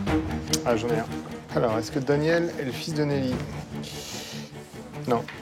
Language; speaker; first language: French; native; French